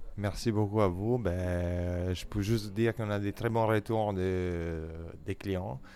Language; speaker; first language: French; non-native, fluent; Italian